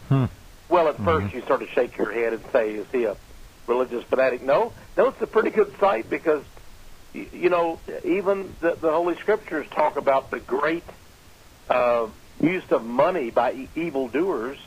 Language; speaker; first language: English; native; English